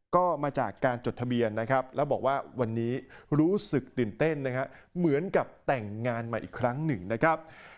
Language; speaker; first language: Thai; native; Thai